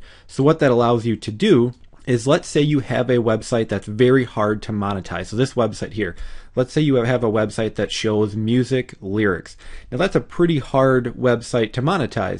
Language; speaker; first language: English; native; English